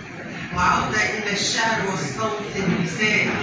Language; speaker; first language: Arabic; native; Arabic